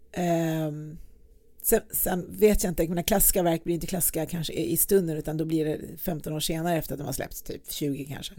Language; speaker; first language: Swedish; early bilingual, other home language; Persian